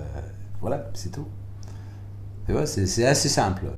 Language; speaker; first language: French; non-native, fluent; Arabic